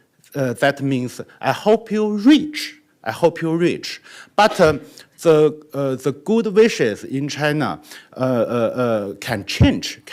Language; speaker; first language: English; non-native, learner; Chinese